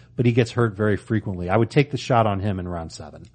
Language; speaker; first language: English; native; English